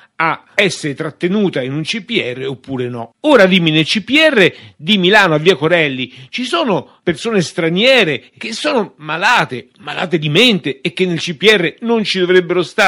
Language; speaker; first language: Italian; native; Italian